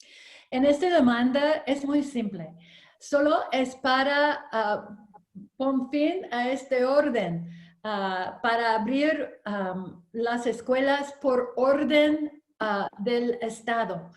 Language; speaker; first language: Spanish; non-native, learner; English